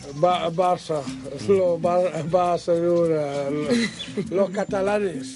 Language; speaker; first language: Spanish; non-native, learner; Wolof